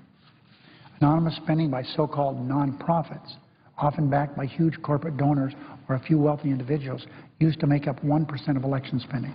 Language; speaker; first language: English; native; English